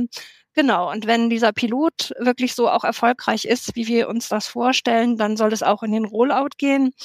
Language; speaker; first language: German; native; German